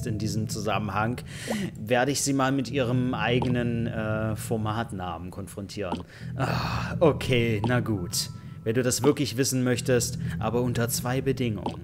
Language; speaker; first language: German; native; German